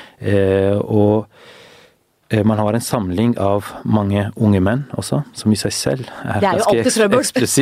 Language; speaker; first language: Norwegian; non-native, fluent; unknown